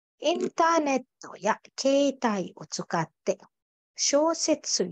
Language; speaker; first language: Japanese; non-native, fluent; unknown